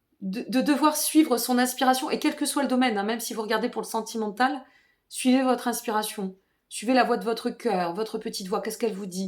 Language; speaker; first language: French; native; French